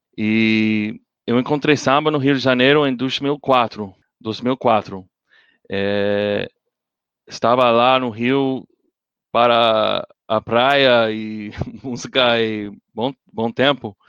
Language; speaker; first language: Portuguese; non-native, learner; English